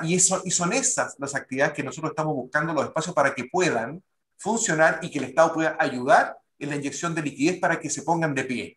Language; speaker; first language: Spanish; native; Spanish